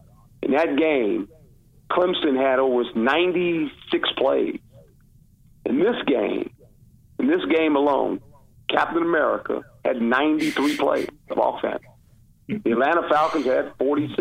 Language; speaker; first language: English; native; English